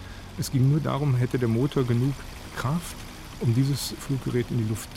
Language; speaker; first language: German; native; German